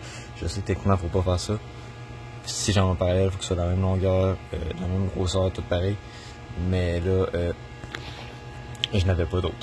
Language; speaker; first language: French; native; French